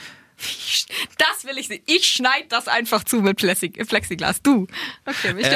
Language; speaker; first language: German; native; German